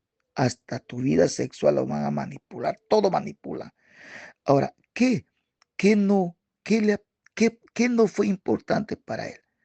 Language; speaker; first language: Spanish; native; Spanish